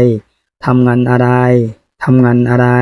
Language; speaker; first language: Thai; non-native, fluent; Burmese